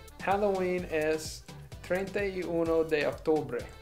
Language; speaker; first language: Spanish; non-native, learner; English